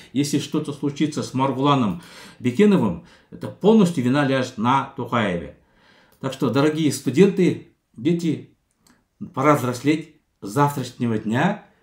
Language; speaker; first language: Russian; non-native, local second language; Kazakh